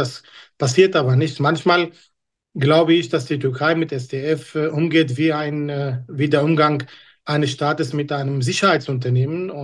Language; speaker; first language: German; non-native, fluent; Kurdish